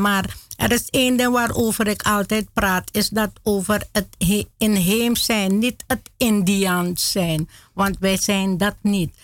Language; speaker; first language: Dutch; non-native, learner; Spanish